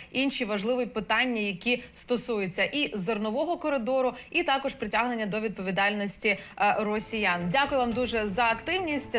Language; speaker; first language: Ukrainian; native; Ukrainian